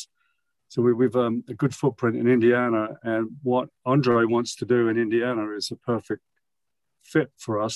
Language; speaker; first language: English; native; English